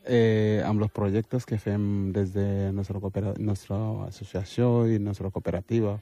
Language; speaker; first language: Catalan; early bilingual, other home language; Wolof